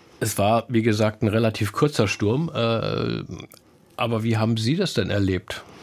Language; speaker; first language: German; native; German